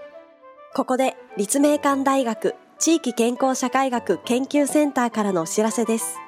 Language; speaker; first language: Japanese; native; Japanese